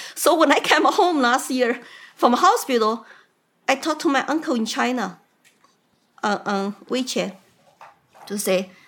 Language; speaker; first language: English; non-native, fluent; Chinese